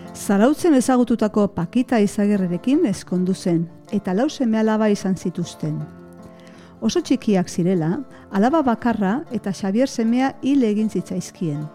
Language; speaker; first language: Basque; native; Basque